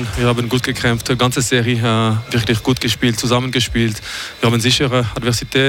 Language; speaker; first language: German; non-native, fluent; French